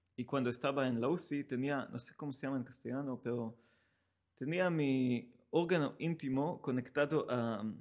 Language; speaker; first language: Spanish; non-native, learner; Hebrew